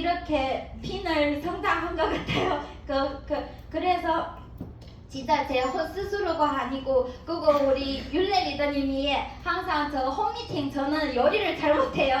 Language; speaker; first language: Korean; non-native, learner; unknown